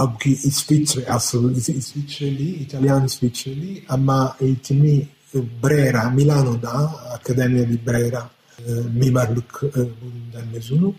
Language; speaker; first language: Turkish; non-native, fluent; Italian